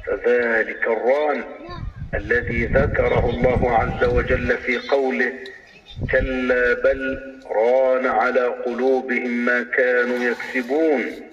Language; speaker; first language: Arabic; native; Arabic